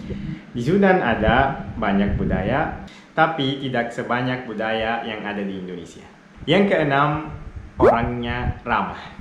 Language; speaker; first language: Indonesian; non-native, fluent; Arabic